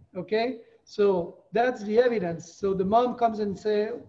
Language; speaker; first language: English; non-native, fluent; French